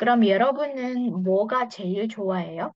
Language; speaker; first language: Korean; non-native, fluent; Indonesian